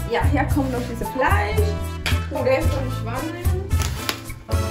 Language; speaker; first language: German; non-native, learner; Spanish